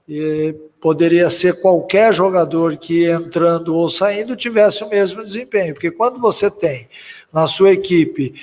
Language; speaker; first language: Portuguese; native; Portuguese